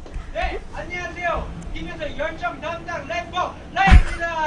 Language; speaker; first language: Korean; native; Korean